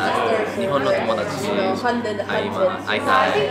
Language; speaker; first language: Japanese; non-native, learner; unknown